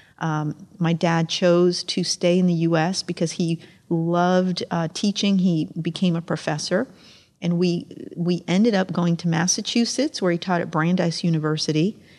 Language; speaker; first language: English; early bilingual, other home language; Amharic